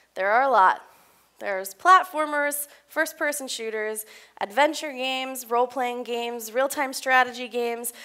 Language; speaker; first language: English; native; English